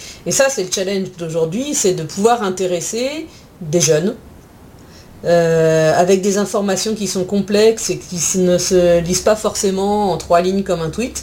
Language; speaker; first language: French; native; French